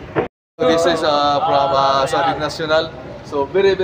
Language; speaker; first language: English; non-native, learner; Filipino